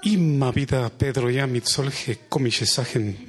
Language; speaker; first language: German; non-native, fluent; Spanish